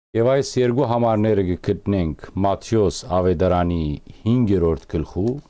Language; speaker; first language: Armenian; early bilingual, heritage; Armenian